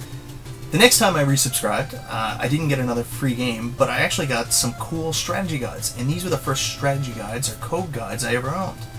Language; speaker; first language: English; native; English